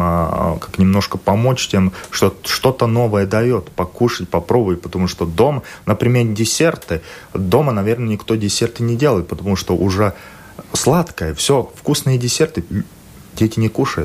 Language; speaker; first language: Russian; non-native, local second language; Latvian